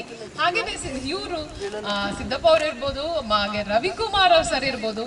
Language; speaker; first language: Kannada; native; Kannada